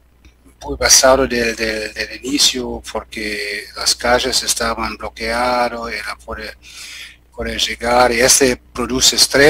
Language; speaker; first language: Spanish; non-native, learner; German